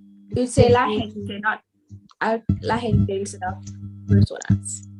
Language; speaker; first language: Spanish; non-native, fluent; English